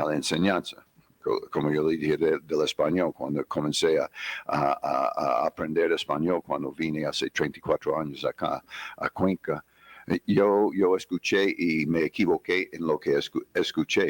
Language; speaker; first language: Spanish; non-native, fluent; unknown